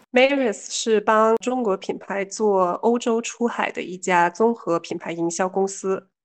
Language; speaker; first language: Chinese; early bilingual, heritage; Chinese